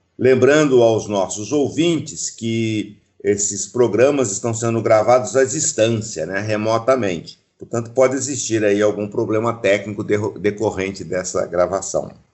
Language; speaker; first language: Portuguese; native; Portuguese